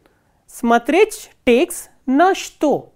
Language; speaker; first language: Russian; non-native, fluent; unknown